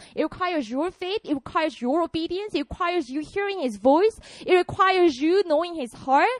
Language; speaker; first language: English; non-native, fluent; Korean